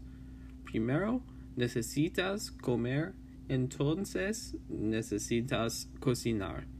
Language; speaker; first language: Spanish; non-native, learner; English